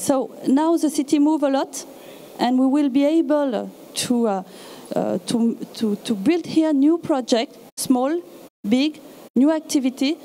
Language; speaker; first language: English; non-native, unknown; French